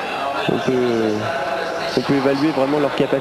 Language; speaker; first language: French; native; French